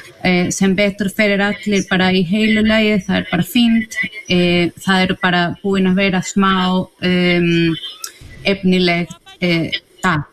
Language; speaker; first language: Icelandic; non-native, fluent; Spanish